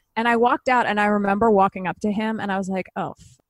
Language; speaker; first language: English; native; English